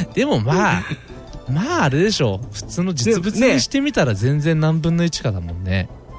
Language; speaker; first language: Japanese; native; Japanese